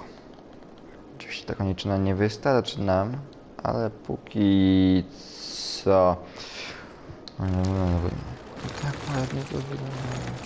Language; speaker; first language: Polish; native; Polish